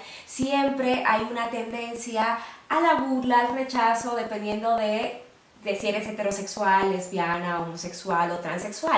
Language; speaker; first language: Spanish; native; Spanish